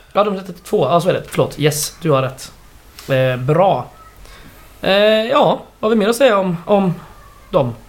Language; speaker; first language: Swedish; native; Swedish